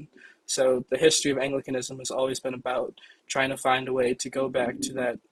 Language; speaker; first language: English; native; English